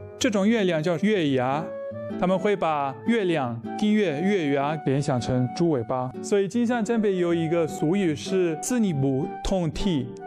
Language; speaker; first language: Chinese; non-native, fluent; Spanish